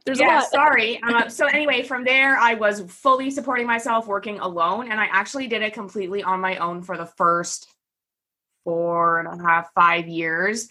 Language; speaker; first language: English; native; English